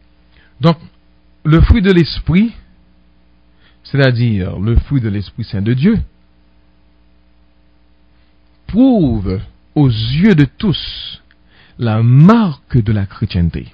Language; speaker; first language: French; non-native, local second language; Haitian Creole